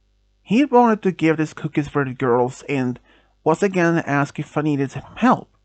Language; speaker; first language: English; non-native, fluent; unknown